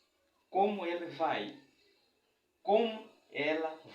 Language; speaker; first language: Portuguese; non-native, fluent; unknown